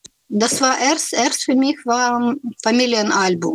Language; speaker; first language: German; non-native, learner; Russian